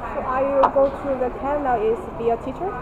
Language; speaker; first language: English; non-native, learner; Chinese